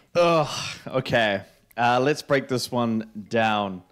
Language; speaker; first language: English; native; English